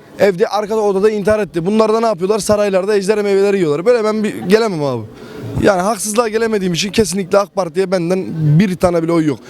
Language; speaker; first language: Turkish; native; Turkish